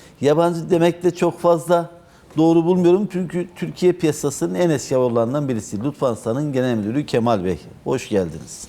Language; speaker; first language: Turkish; native; Turkish